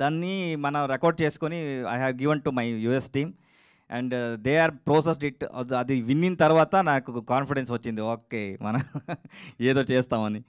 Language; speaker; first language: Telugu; non-native, learner; Kannada